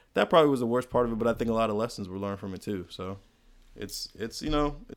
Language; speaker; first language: English; native; English